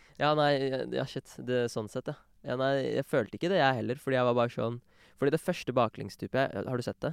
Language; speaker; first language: Norwegian; early bilingual, other home language; Urdu